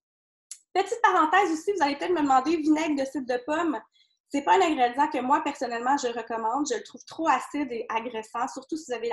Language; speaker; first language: French; native; French